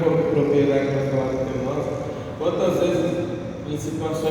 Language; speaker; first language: Portuguese; native; Portuguese